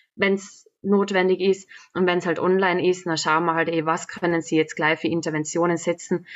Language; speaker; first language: German; native; German